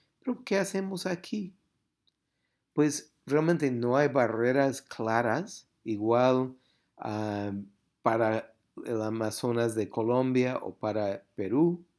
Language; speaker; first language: Spanish; non-native, fluent; English